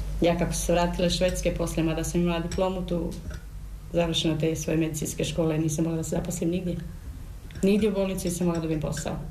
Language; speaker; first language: Serbian; native; Serbian